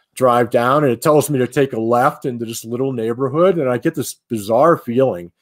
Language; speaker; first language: English; native; English